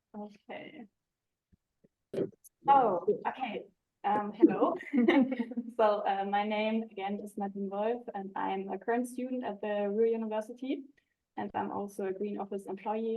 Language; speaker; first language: English; non-native, fluent; German